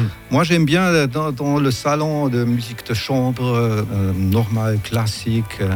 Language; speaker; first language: French; non-native, fluent; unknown